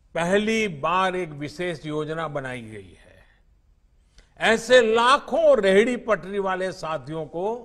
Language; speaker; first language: Hindi; non-native, local second language; Gujarati